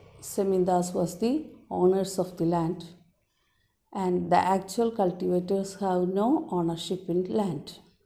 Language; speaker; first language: English; non-native, local second language; Malayalam